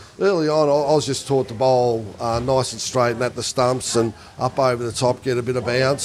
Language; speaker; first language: English; native; English